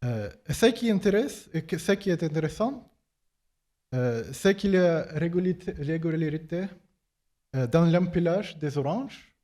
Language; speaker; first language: French; non-native, fluent; Ukrainian